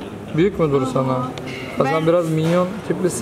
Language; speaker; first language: Turkish; native; Turkish